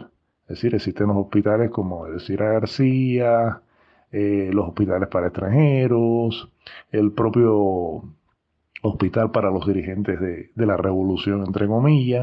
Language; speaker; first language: Spanish; native; Spanish